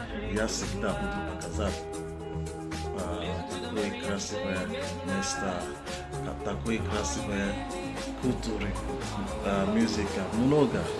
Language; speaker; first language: Russian; non-native, learner; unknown